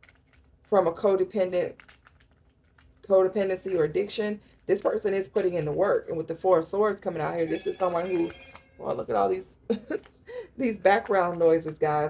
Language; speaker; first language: English; native; English